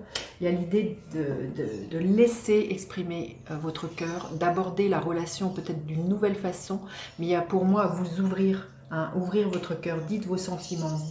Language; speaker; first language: French; native; French